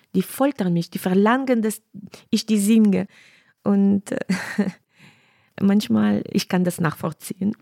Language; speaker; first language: German; non-native, fluent; Ukrainian